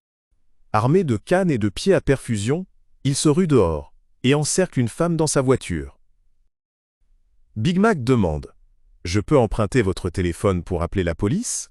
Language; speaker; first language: French; native; French